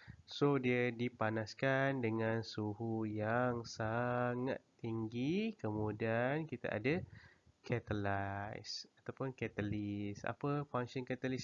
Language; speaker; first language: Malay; native; Malay